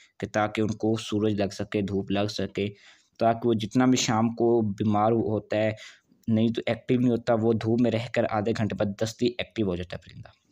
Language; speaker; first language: Urdu; non-native, local second language; Punjabi